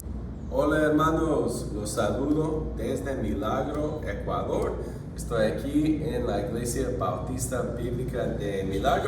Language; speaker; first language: Spanish; non-native, fluent; English